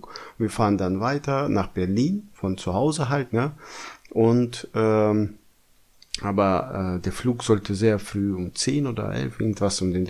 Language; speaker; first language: German; non-native, fluent; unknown